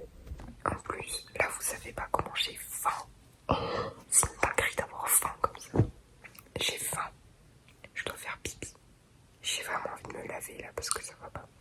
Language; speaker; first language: French; native; French